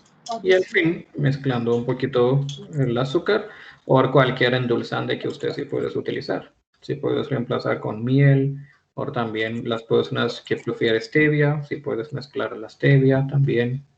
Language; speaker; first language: Spanish; non-native, fluent; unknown